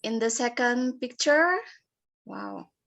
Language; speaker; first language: English; non-native, learner; Indonesian